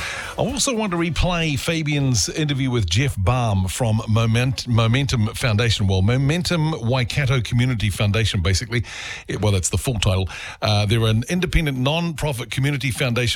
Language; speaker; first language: English; native; English